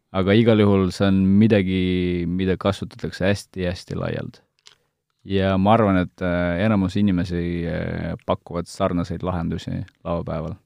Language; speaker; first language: Estonian; non-native, local second language; Russian